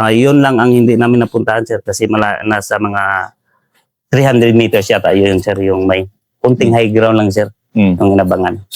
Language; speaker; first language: Filipino; non-native, local second language; Cebuano